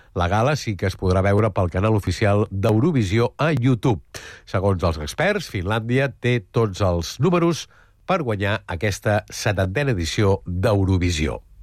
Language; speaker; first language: Catalan; native; Catalan